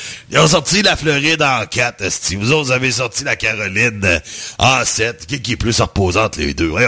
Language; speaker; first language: French; native; French